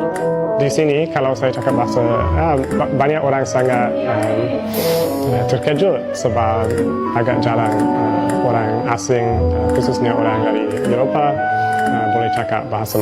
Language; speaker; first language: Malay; non-native, fluent; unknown